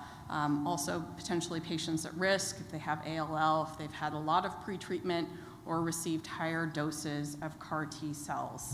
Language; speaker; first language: English; native; English